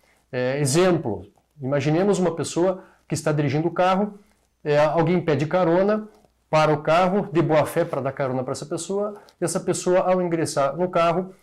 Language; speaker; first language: Portuguese; native; Portuguese